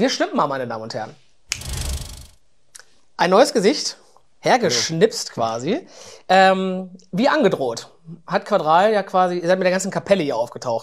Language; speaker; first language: German; native; German